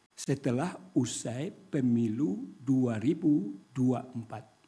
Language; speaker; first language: Indonesian; non-native, local second language; Minangkabau